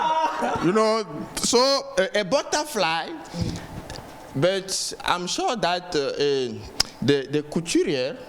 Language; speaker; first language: English; non-native, learner; French